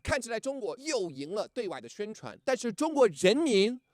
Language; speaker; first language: Chinese; non-native, fluent; English